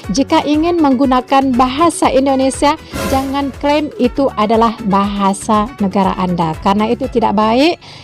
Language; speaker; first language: Malay; native; Malay